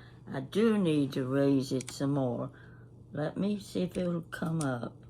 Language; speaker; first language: English; native; English